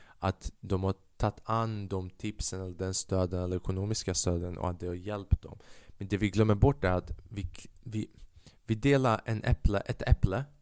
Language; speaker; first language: Swedish; early bilingual, other home language; Albanian